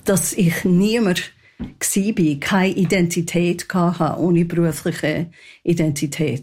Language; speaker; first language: German; non-native, fluent; English